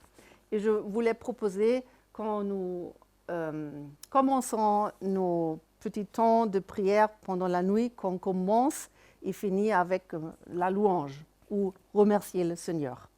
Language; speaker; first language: French; non-native, fluent; German